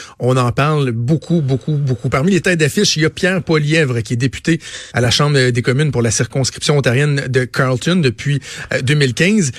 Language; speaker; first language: French; native; French